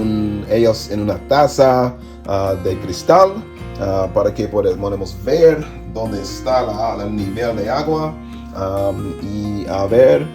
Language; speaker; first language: Spanish; non-native, learner; English